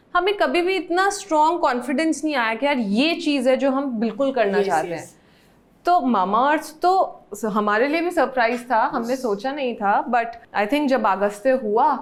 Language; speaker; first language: Hindi; native; Hindi